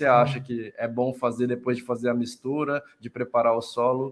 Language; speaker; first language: Portuguese; native; Portuguese